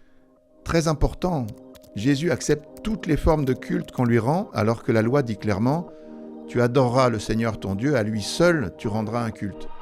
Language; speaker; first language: French; native; French